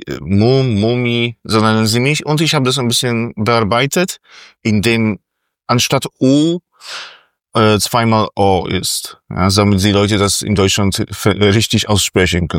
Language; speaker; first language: German; non-native, fluent; Polish